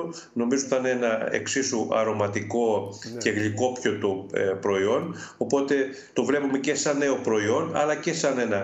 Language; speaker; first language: Greek; native; Greek